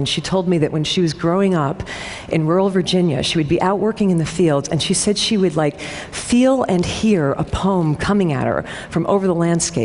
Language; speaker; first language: English; native; English